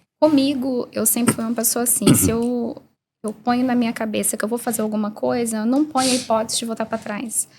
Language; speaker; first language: Portuguese; native; Portuguese